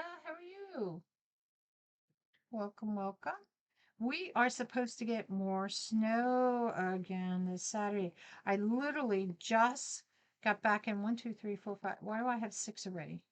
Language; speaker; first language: English; native; English